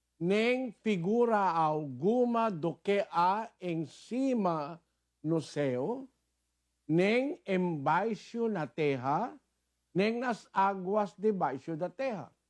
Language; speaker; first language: Portuguese; non-native, learner; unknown